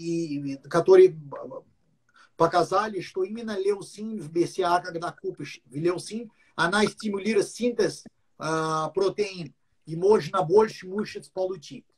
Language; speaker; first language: Russian; non-native, learner; English